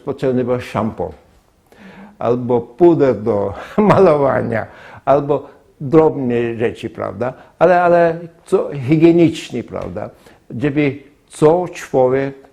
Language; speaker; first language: Polish; non-native, fluent; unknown